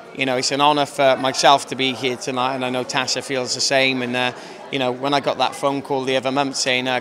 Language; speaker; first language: English; native; English